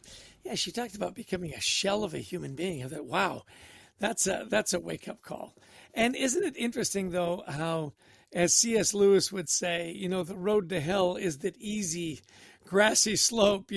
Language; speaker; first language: English; native; English